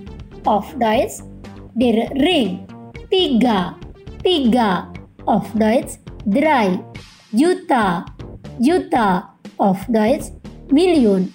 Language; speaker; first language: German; non-native, fluent; Indonesian